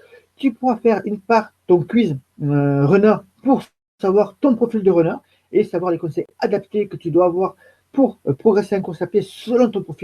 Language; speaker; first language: French; native; French